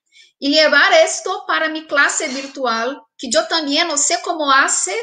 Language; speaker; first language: Spanish; non-native, fluent; Portuguese